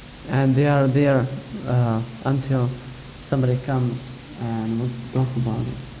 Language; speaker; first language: English; non-native, fluent; Czech